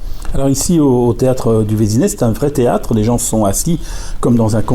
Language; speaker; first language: French; native; French